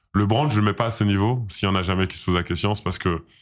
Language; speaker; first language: French; native; French